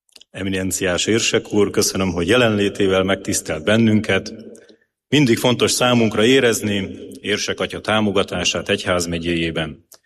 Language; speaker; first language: Hungarian; native; Hungarian